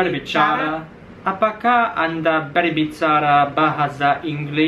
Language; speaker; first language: Indonesian; non-native, learner; English